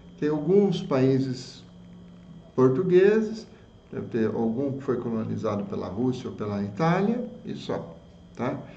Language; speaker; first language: Portuguese; native; Portuguese